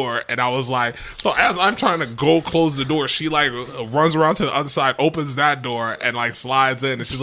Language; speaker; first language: English; native; English